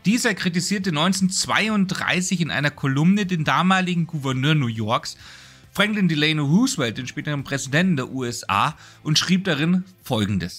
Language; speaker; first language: German; native; German